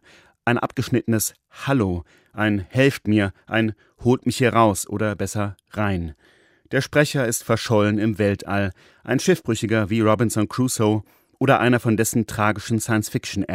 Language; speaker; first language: German; native; German